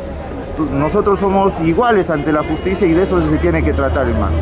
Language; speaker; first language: Spanish; native; Spanish